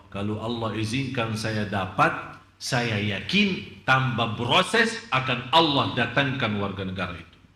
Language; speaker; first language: Malay; non-native, fluent; Arabic